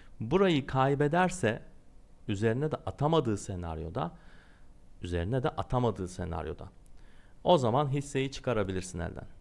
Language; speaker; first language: Turkish; native; Turkish